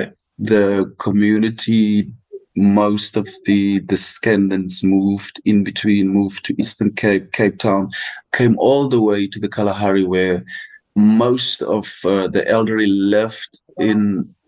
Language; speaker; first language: English; non-native, local second language; Afrikaans